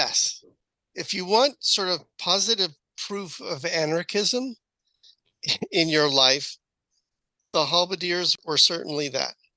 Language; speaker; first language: English; native; English